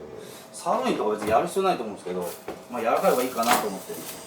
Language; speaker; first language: Japanese; native; Japanese